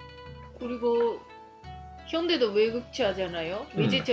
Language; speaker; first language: Korean; non-native, fluent; Japanese